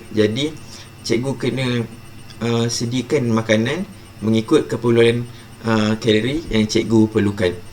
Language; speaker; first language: Malay; native; Malay